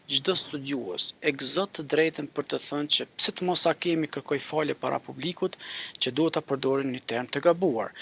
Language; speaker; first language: Albanian; native; Albanian